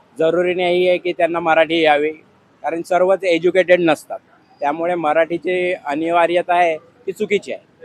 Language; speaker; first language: Marathi; native; Marathi